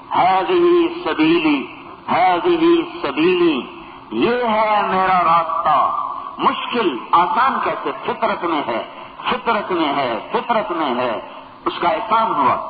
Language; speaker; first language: Urdu; non-native, local second language; Punjabi